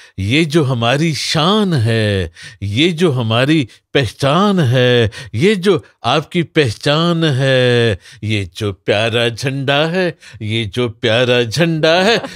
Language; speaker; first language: Urdu; non-native, local second language; Punjabi